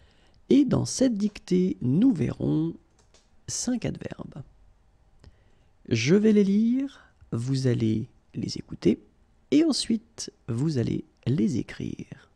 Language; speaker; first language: French; native; French